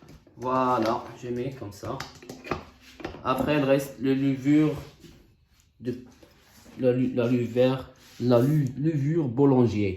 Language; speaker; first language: French; non-native, local second language; Arabic